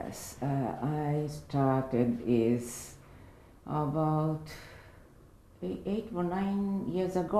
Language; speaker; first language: English; non-native, learner; Japanese